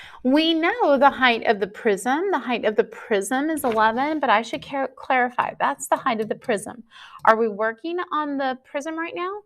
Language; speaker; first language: English; native; English